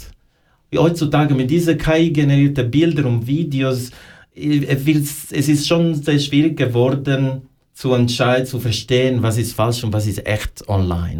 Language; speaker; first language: German; non-native, learner; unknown